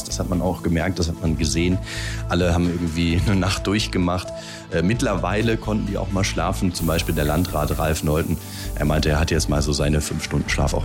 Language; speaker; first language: German; native; German